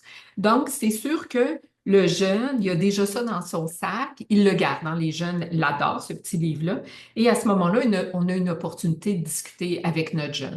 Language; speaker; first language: French; native; French